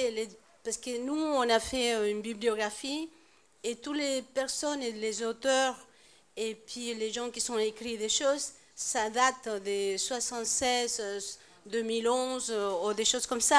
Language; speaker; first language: French; non-native, fluent; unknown